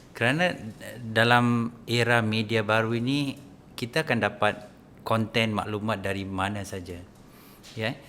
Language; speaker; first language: Malay; native; Malay